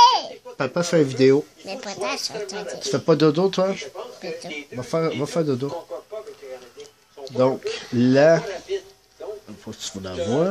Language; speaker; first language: French; native; French